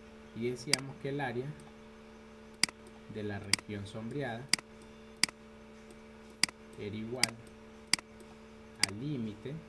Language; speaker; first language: Spanish; native; Spanish